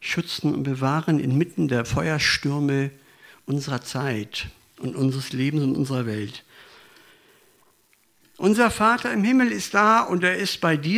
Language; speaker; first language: German; native; German